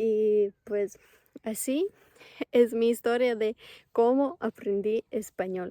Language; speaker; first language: Spanish; non-native, fluent; Ukrainian